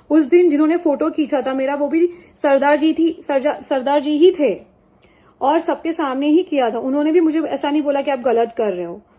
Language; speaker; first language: Hindi; non-native, local second language; Gujarati